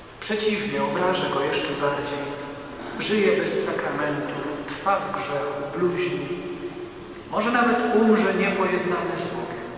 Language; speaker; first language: Polish; native; Polish